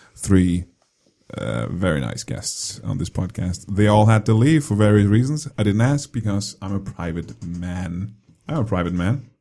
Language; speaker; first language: English; non-native, fluent; Danish